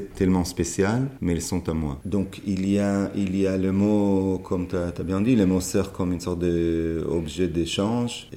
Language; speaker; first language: French; non-native, fluent; Hebrew